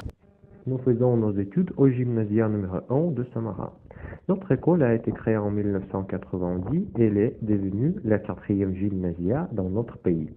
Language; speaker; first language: French; non-native, learner; Russian